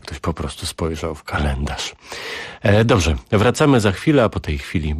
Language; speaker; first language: Polish; native; Polish